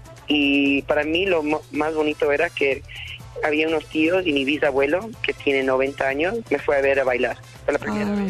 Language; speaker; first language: Spanish; early bilingual, heritage; Spanish